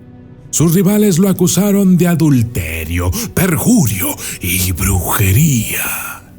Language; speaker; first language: Spanish; native; Spanish